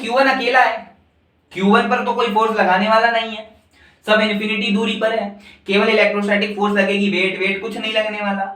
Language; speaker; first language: Hindi; native; Hindi